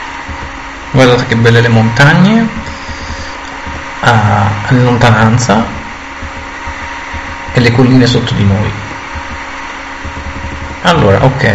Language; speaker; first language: Italian; native; Italian